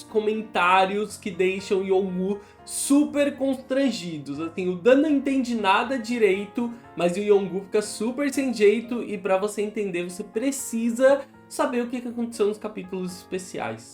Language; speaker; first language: Portuguese; native; Portuguese